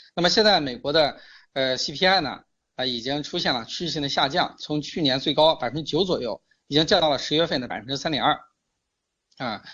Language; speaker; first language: Chinese; native; Chinese